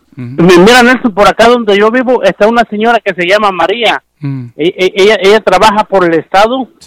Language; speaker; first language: Spanish; non-native, local second language; Mixtepec Mixtec